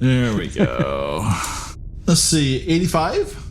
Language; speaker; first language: English; native; English